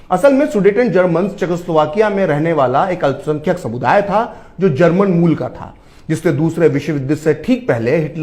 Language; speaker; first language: Hindi; native; Hindi